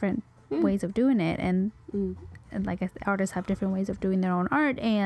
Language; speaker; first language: English; early bilingual, other home language; Spanish